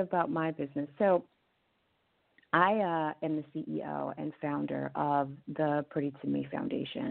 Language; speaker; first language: English; native; English